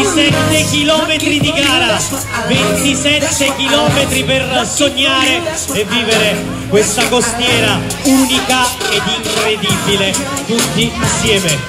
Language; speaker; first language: Italian; native; Italian